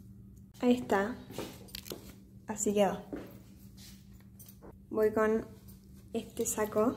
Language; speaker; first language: Spanish; native; Spanish